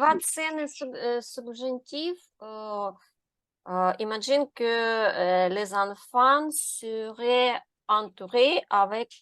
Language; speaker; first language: French; non-native, learner; Ukrainian